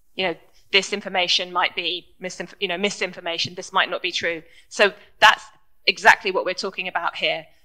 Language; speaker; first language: English; native; English